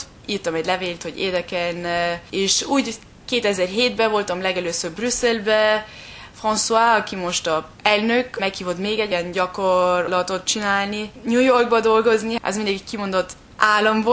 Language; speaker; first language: Hungarian; early bilingual, heritage; German